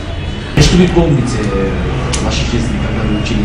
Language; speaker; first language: Russian; non-native, fluent; Bangla